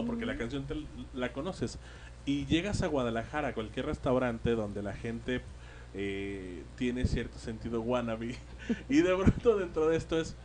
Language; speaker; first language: Spanish; native; Spanish